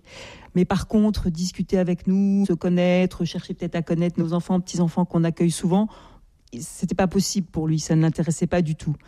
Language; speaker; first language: French; native; French